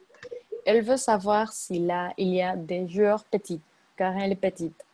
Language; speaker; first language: French; non-native, learner; Spanish